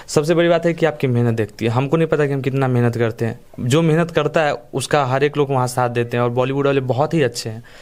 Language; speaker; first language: Hindi; native; Hindi